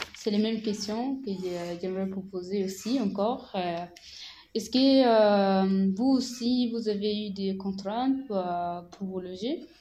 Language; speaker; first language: French; non-native, learner; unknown